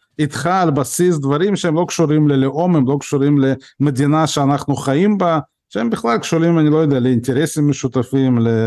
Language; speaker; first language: Hebrew; early bilingual, other home language; Russian